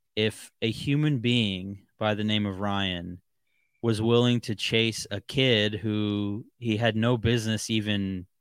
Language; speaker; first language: English; native; English